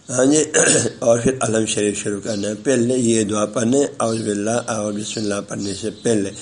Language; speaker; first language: Urdu; non-native, local second language; Balti